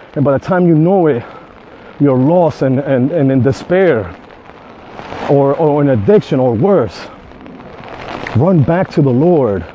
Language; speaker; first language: English; native; English